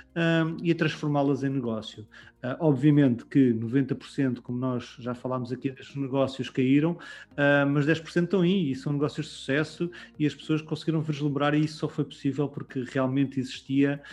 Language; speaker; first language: Portuguese; native; Portuguese